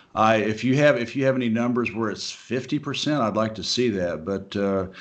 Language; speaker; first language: English; native; English